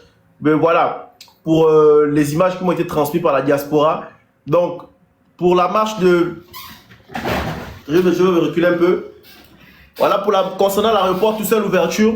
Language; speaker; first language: French; native; French